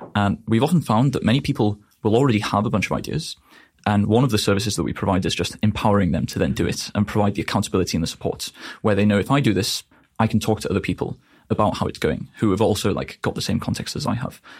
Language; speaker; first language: English; native; English